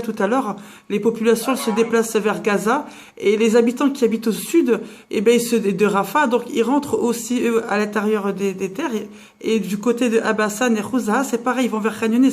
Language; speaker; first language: French; native; French